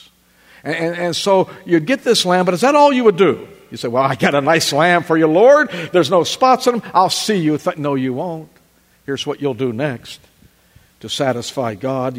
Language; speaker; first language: English; native; English